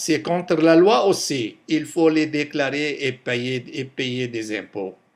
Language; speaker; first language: French; non-native, local second language; Arabic